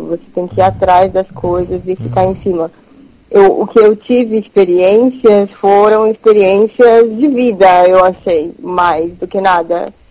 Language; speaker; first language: Portuguese; native; Portuguese